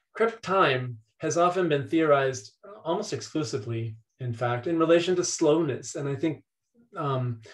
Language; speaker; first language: English; native; English